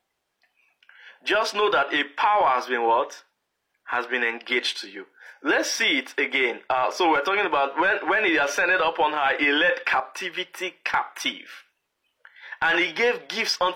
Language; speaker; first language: English; non-native, local second language; Yoruba